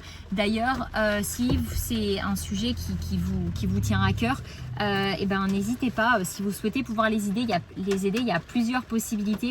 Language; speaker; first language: French; native; French